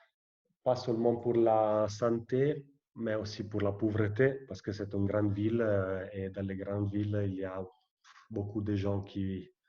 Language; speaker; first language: French; non-native, fluent; Italian